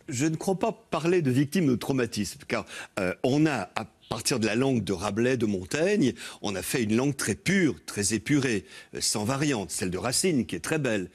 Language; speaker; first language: French; native; French